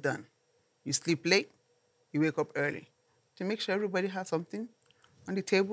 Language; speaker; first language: English; non-native, local second language; Igbo